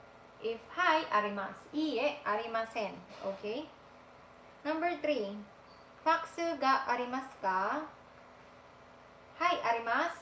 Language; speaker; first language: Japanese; non-native, fluent; Filipino